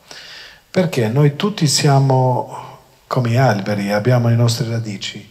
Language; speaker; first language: Italian; non-native, fluent; Albanian